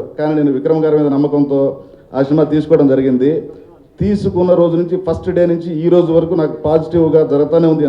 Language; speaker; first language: Telugu; native; Telugu